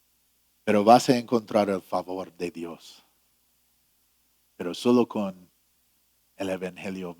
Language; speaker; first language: Spanish; non-native, fluent; English